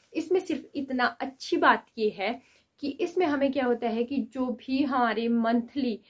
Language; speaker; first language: Hindi; native; Hindi